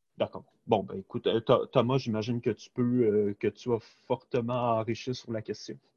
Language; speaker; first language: French; native; French